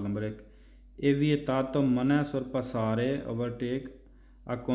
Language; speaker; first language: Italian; non-native, fluent; Punjabi